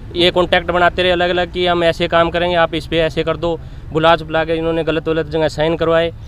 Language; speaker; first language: Hindi; native; Hindi